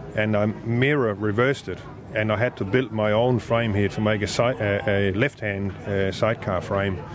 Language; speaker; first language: English; non-native, fluent; Danish